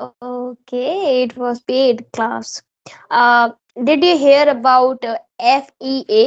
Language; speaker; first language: English; non-native, local second language; Hindi